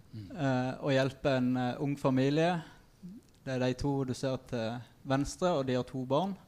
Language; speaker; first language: Norwegian; native; Norwegian